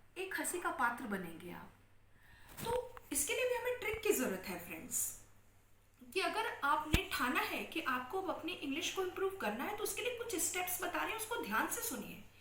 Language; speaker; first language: Hindi; native; Hindi